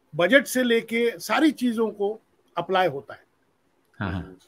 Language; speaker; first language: Hindi; non-native, local second language; Marathi